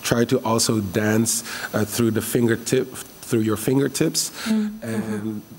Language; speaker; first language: English; early bilingual, other home language; Dutch